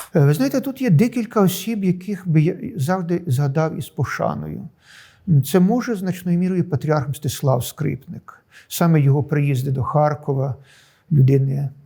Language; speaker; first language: Ukrainian; native; Ukrainian